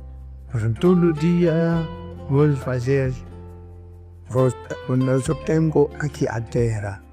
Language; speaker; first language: Portuguese; non-native, learner; Lingala